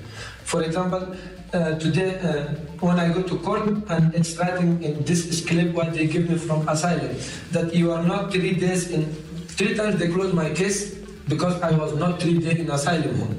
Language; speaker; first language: English; non-native, learner; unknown